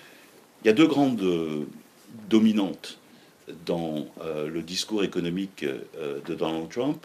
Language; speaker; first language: French; native; French